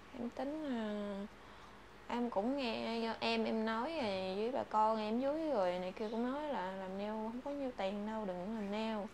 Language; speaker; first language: Vietnamese; native; Vietnamese